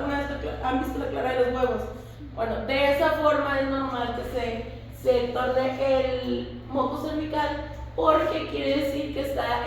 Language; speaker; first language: Spanish; native; Spanish